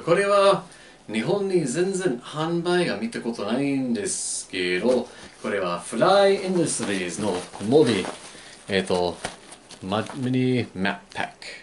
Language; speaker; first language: Japanese; non-native, learner; English